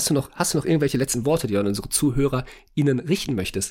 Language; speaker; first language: German; native; German